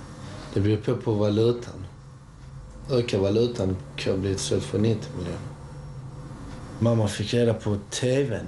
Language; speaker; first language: Swedish; early bilingual, other home language; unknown